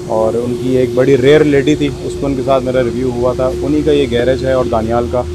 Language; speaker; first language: Urdu; native; Urdu